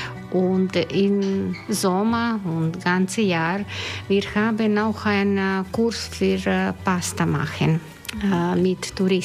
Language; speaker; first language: German; non-native, learner; Croatian